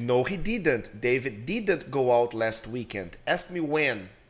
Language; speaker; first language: English; non-native, fluent; Portuguese